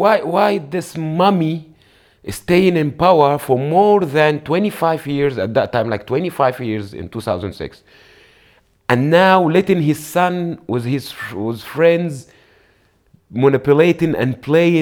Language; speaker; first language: English; non-native, fluent; Arabic